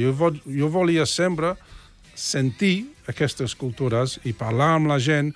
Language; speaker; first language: Catalan; non-native, fluent; English